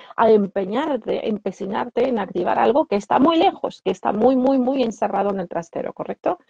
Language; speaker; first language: Spanish; non-native, fluent; Polish